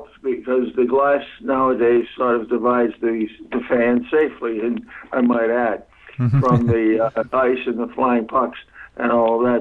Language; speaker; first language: English; native; English